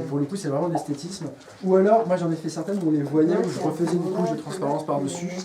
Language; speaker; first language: French; native; French